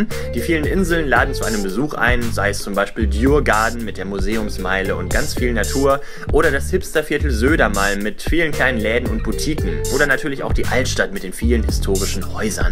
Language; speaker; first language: German; native; German